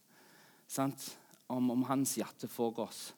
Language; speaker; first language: Norwegian; non-native, fluent; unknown